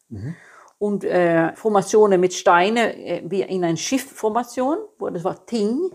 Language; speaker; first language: German; non-native, fluent; Swedish